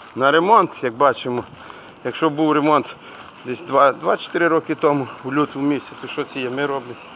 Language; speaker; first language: Ukrainian; native; Ukrainian